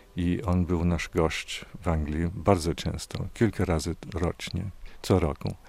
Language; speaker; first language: Polish; non-native, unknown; English